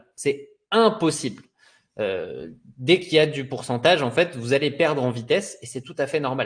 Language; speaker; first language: French; native; French